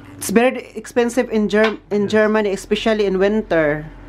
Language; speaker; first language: English; non-native, local second language; Filipino